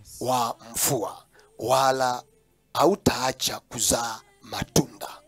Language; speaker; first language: Swahili; non-native, local second language; Kamba